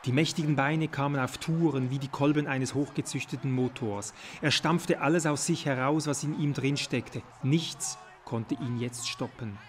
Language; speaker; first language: German; native; German